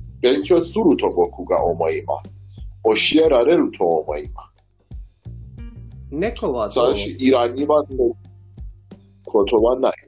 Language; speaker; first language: Japanese; non-native, learner; Persian